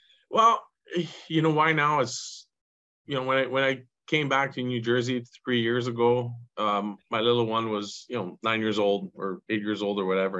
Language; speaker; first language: English; non-native, local second language; French